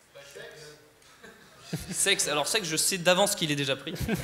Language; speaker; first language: French; native; French